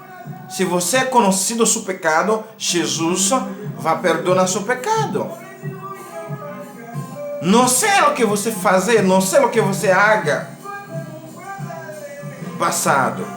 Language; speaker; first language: Portuguese; non-native, learner; Haitian Creole